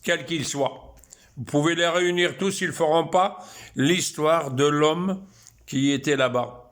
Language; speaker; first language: French; non-native, local second language; Arabic